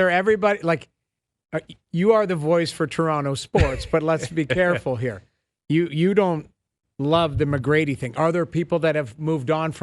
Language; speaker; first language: English; native; English